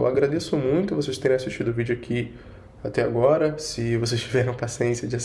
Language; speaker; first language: Portuguese; native; Portuguese